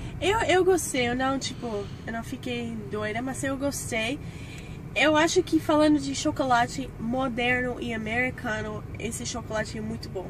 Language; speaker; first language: Portuguese; non-native, fluent; English